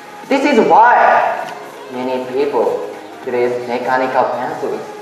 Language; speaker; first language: English; non-native, learner; Japanese